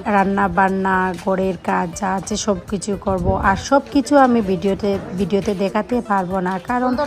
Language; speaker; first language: Bangla; non-native, local second language; Sylheti